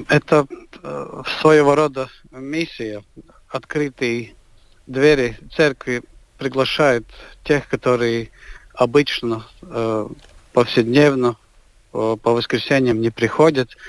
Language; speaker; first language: Russian; non-native, local second language; Latvian